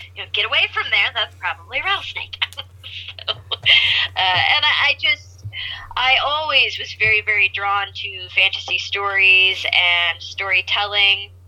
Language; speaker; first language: English; native; English